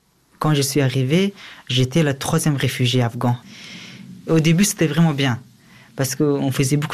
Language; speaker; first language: French; early bilingual, other home language; Persian